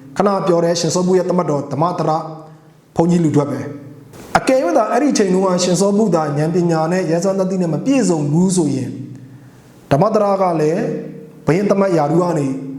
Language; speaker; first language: Burmese; non-native, local second language; Mon